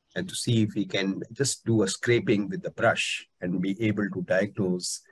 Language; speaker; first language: English; non-native, local second language; Hindi